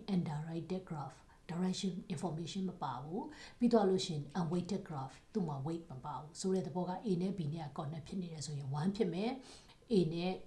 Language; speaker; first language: Burmese; native; Burmese